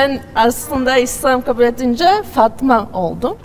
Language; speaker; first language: Turkish; non-native, learner; Latvian